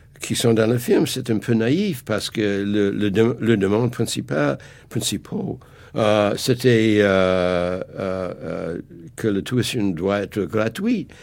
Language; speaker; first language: French; non-native, fluent; English